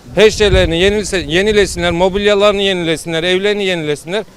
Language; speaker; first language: Turkish; native; Turkish